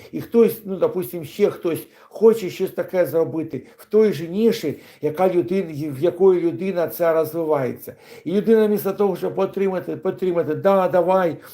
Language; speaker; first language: Ukrainian; non-native, local second language; Russian